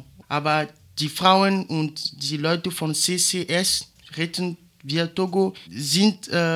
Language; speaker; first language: German; non-native, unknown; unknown